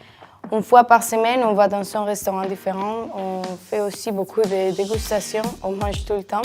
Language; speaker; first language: French; non-native, fluent; Spanish